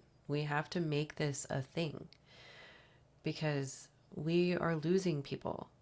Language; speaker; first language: English; native; English